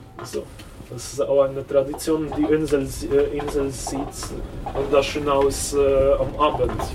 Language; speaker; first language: German; non-native, fluent; Polish